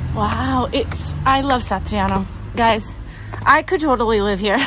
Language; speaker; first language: English; native; English